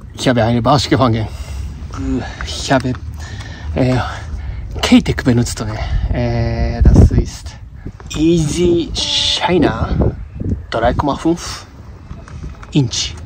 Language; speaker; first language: German; non-native, learner; Japanese